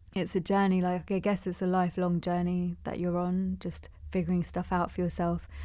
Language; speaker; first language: English; native; English